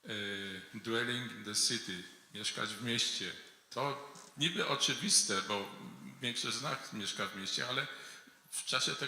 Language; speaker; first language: Polish; native; Polish